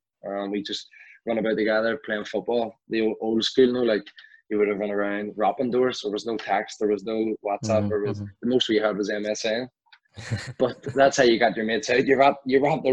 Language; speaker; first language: English; native; English